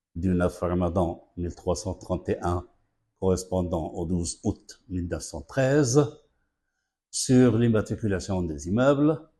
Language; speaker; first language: French; non-native, local second language; Arabic